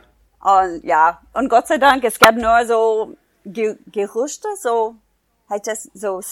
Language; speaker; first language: German; non-native, fluent; English